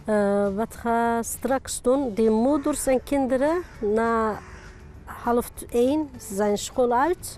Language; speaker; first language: Dutch; non-native, learner; Turkish